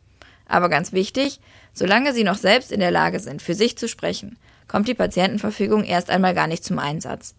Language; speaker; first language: German; native; German